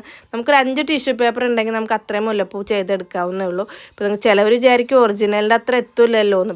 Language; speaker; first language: Malayalam; native; Malayalam